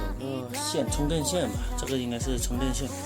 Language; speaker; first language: Chinese; native; Chinese